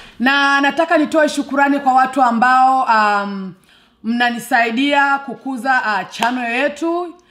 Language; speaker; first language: Swahili; non-native, local second language; Rundi